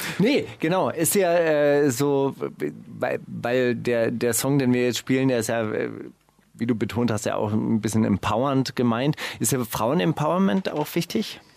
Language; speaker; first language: German; native; German